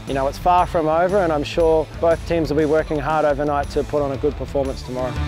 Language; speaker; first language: English; native; English